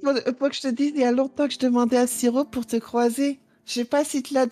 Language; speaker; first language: French; native; French